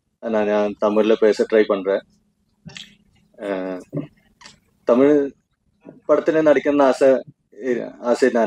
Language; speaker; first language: Tamil; non-native, fluent; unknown